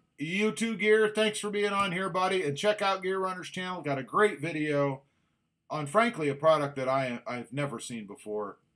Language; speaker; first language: English; native; English